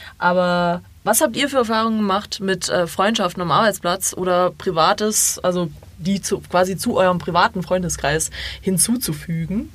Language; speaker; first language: German; early bilingual, other home language; Croatian